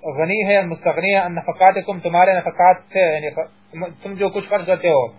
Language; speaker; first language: Urdu; non-native, local second language; Pashto